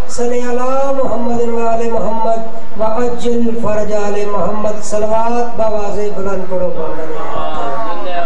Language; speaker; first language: Urdu; non-native, local second language; Punjabi